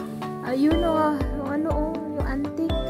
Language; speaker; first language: Filipino; native; Filipino